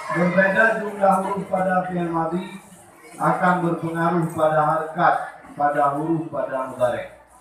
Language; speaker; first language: Malay; non-native, local second language; Achinese